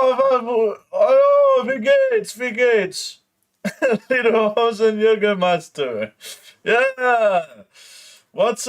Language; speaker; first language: German; non-native, learner; English